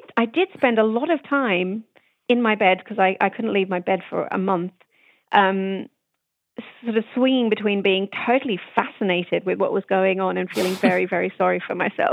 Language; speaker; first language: English; native; English